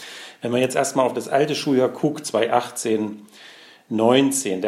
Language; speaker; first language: German; native; German